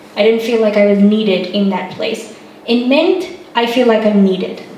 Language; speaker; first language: English; non-native, local second language; Hindi